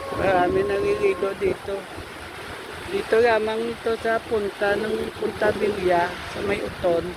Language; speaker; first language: Filipino; non-native, local second language; Hiligaynon